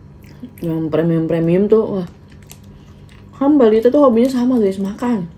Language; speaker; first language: Indonesian; native; Indonesian